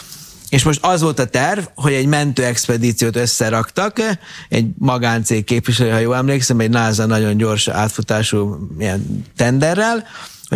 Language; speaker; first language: Hungarian; native; Hungarian